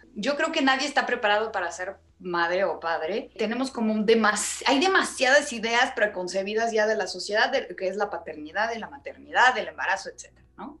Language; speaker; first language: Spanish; early bilingual, other home language; Russian